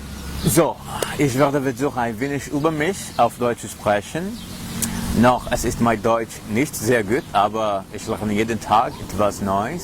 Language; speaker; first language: German; non-native, learner; Portuguese